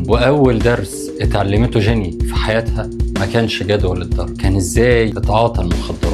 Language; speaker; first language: Arabic; native; Arabic